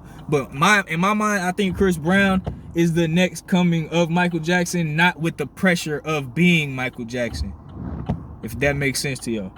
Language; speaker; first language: English; native; English